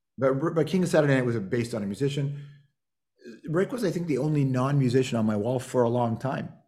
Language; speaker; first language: English; native; English